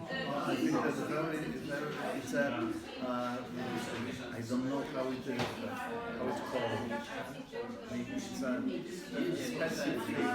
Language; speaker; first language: English; non-native, learner; Polish